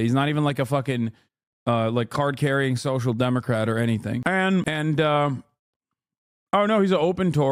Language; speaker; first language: English; native; English